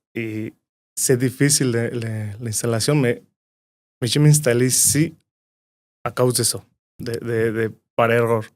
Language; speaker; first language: French; non-native, learner; Spanish